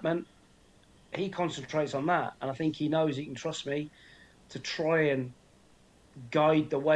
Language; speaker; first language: English; native; English